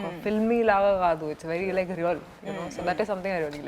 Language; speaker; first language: Telugu; non-native, fluent; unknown